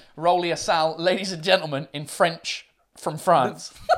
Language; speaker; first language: English; native; English